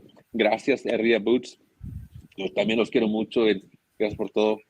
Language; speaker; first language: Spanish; early bilingual, other home language; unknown